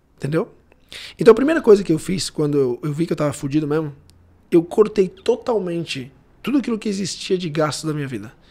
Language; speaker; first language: Portuguese; early bilingual, heritage; Portuguese